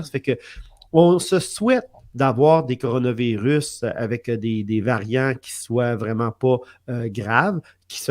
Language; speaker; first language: French; native; French